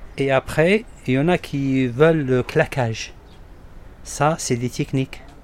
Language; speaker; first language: French; non-native, local second language; Arabic